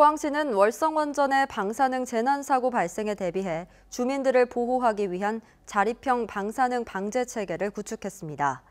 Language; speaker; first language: Korean; native; Korean